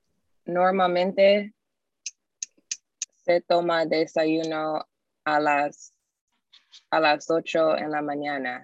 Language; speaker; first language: Spanish; non-native, learner; English